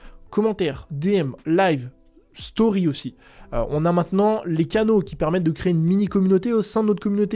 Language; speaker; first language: French; native; French